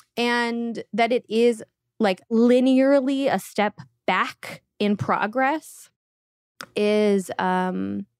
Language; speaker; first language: English; early bilingual, other home language; Russian